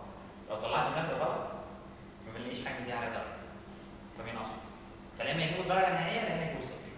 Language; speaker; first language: Arabic; native; Arabic